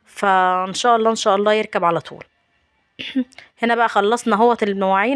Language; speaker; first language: Arabic; native; Arabic